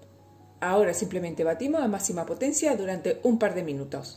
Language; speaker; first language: Spanish; native; Spanish